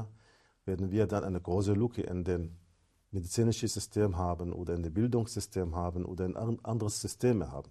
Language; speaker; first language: German; non-native, fluent; Arabic